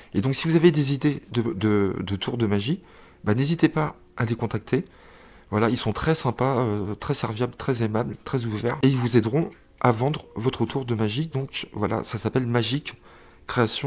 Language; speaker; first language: French; native; French